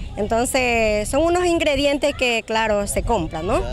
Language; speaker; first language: Spanish; native; Spanish